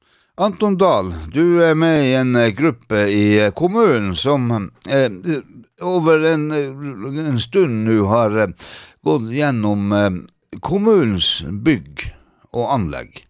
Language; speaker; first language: Swedish; non-native, learner; Norwegian